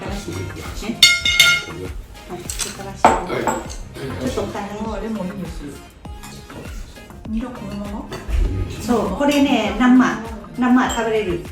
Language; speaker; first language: Japanese; non-native, learner; Thai